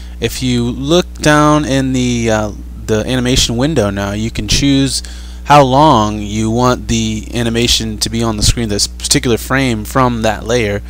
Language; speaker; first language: English; native; English